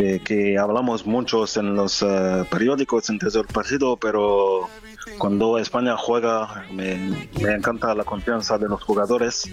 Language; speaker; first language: Spanish; non-native, fluent; French